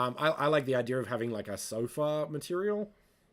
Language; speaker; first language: English; native; English